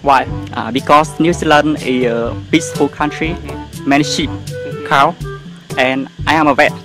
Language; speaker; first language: English; non-native, learner; Vietnamese